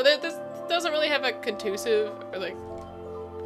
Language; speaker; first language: English; native; English